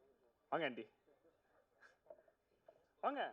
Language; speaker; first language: Tamil; native; Tamil